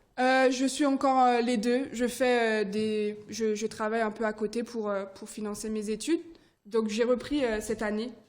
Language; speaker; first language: French; early bilingual, other home language; Haitian Creole